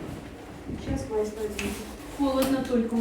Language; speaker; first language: Russian; native; Russian